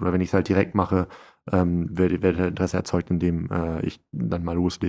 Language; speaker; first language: German; native; German